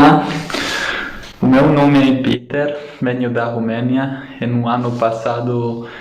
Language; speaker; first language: Portuguese; non-native, learner; Hungarian